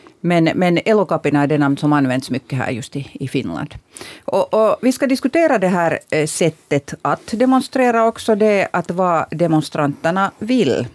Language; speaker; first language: Swedish; native; Swedish